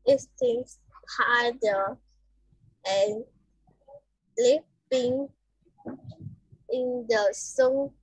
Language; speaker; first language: English; non-native, learner; Vietnamese